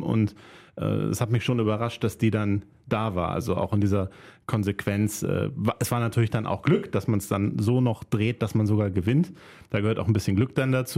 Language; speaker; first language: German; native; German